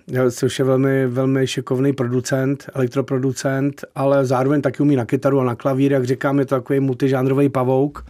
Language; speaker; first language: Czech; native; Czech